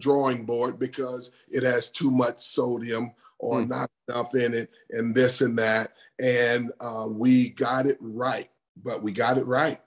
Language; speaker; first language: English; native; English